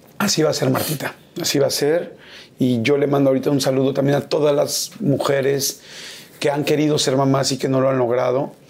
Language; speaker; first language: Spanish; native; Spanish